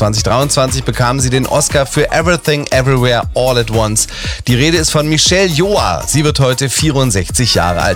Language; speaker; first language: German; native; German